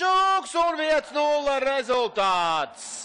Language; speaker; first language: Latvian; native; Latvian